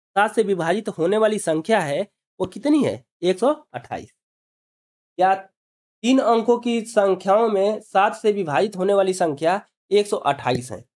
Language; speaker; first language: Hindi; native; Hindi